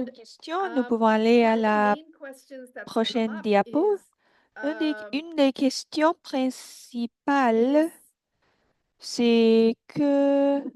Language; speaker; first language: French; non-native, fluent; English